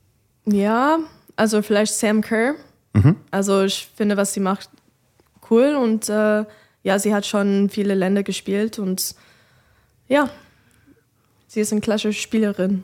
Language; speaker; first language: German; non-native, fluent; English